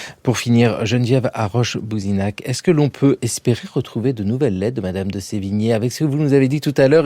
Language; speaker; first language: French; native; French